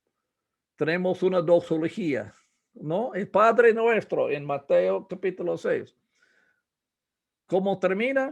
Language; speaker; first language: Spanish; non-native, fluent; English